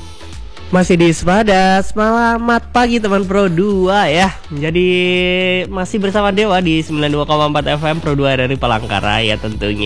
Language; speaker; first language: Indonesian; native; Indonesian